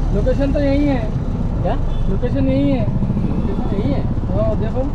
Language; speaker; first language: Hindi; non-native, local second language; Telugu